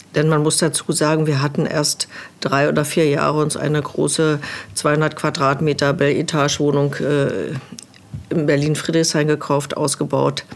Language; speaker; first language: German; native; German